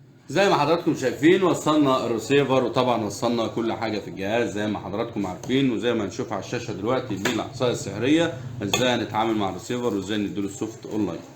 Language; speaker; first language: Arabic; native; Arabic